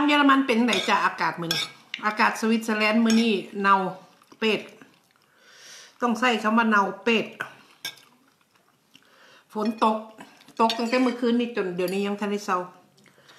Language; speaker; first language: Thai; native; Thai